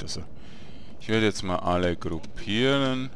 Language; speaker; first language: German; native; German